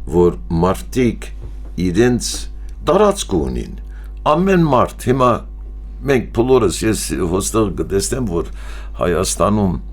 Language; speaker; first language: Armenian; early bilingual, heritage; Armenian